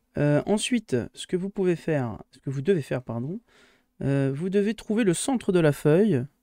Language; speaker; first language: French; native; French